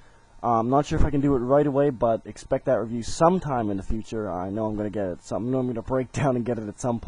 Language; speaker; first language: English; native; English